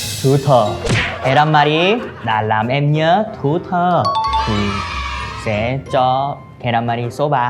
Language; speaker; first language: Vietnamese; non-native, learner; Korean